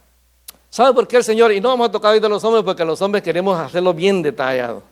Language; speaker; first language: Spanish; native; Spanish